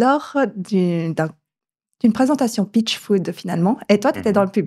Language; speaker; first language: French; native; French